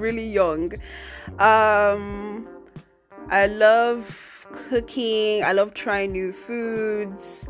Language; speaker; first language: English; non-native, local second language; Igbo